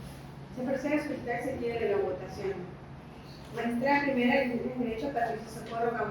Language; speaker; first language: Spanish; native; Spanish